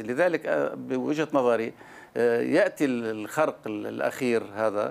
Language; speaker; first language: Arabic; native; Arabic